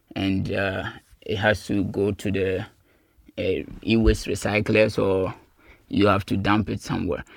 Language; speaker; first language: English; non-native, local second language; Akan